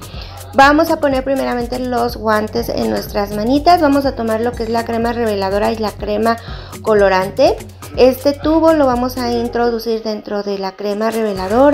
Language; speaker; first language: Spanish; native; Spanish